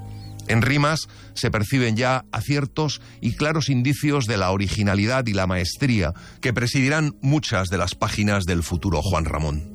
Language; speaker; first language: Spanish; native; Spanish